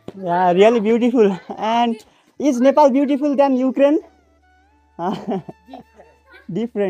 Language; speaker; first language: English; non-native, learner; Nepali